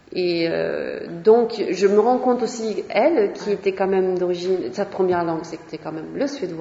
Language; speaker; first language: French; non-native, fluent; Swedish